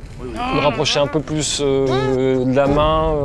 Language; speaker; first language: French; native; French